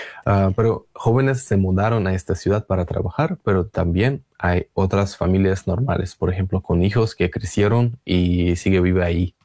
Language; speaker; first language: Spanish; non-native, learner; Russian